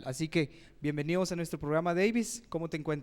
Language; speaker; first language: Spanish; native; Spanish